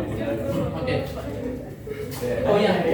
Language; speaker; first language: English; non-native, fluent; Indonesian